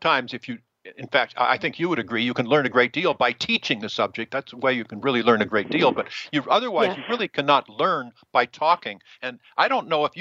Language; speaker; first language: English; native; English